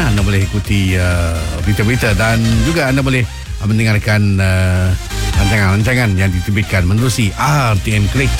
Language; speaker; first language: Malay; native; Malay